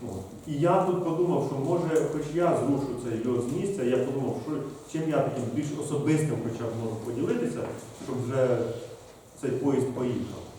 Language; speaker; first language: Ukrainian; native; Ukrainian